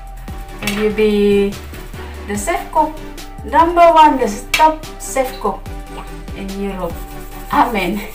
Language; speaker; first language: English; non-native, learner; Indonesian